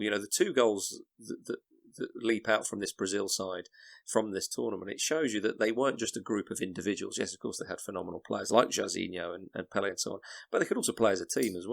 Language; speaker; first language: English; native; English